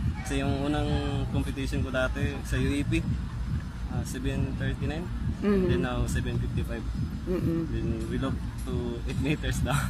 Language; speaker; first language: Filipino; non-native, local second language; Cebuano